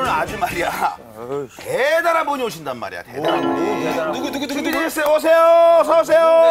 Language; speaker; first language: Korean; native; Korean